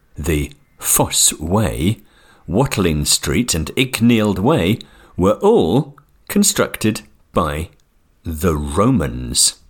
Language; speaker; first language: English; native; English